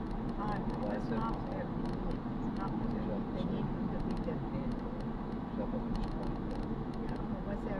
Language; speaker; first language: German; non-native, learner; Filipino